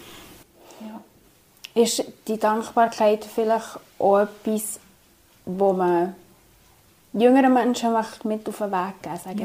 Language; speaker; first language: German; native; German